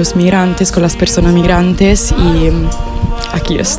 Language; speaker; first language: Spanish; non-native, fluent; Italian